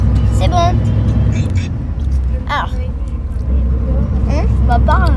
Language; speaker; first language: French; native; French